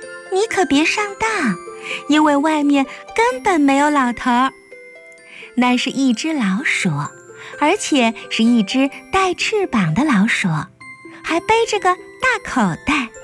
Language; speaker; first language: Chinese; native; Chinese